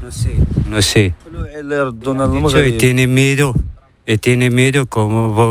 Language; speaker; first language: Spanish; non-native, learner; Arabic